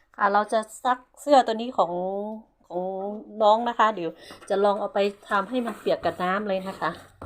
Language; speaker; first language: Thai; non-native, local second language; Hmong